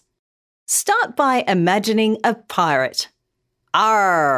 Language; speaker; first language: English; native; English